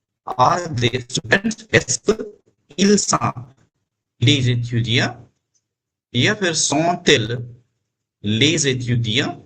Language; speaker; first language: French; non-native, fluent; Hindi